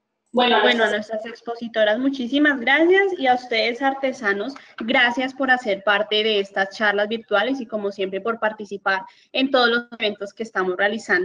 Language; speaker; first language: Spanish; native; Spanish